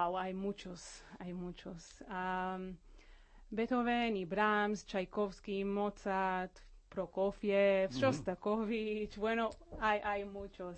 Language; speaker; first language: Spanish; non-native, fluent; Hebrew